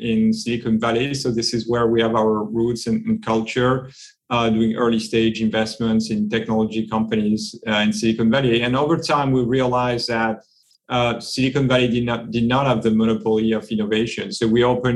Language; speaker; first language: English; non-native, fluent; French